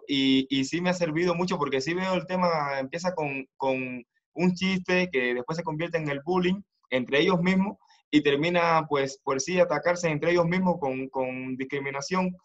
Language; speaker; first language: Spanish; native; Spanish